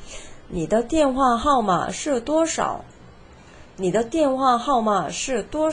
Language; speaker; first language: Chinese; non-native, fluent; Korean